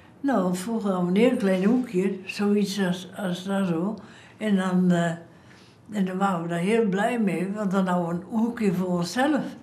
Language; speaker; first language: Dutch; native; Dutch